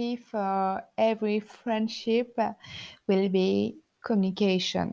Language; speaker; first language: English; non-native, learner; French